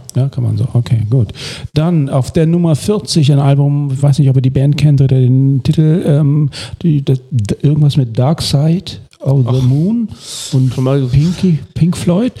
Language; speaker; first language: German; native; German